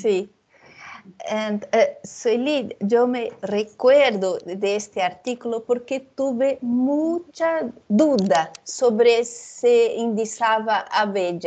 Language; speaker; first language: Spanish; non-native, fluent; Portuguese